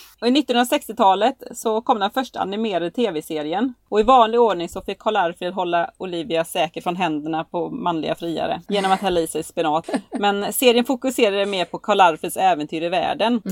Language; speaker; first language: Swedish; native; Swedish